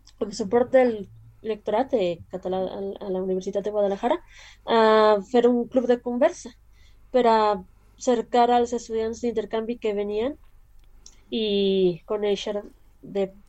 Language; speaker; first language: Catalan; non-native, learner; Spanish